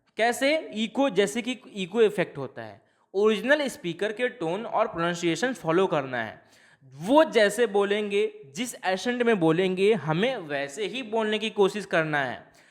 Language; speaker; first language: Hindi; non-native, local second language; Bhojpuri